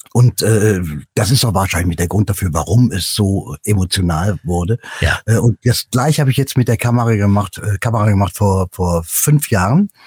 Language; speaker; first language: German; native; German